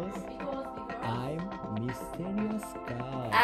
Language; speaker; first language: English; non-native, learner; Japanese